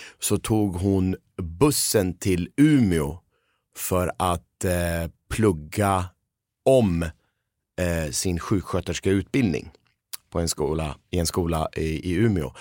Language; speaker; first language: Swedish; early bilingual, other home language; Persian